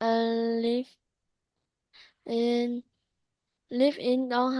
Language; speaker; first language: English; non-native, learner; Vietnamese